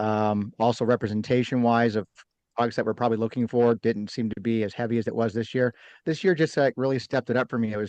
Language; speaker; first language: English; native; English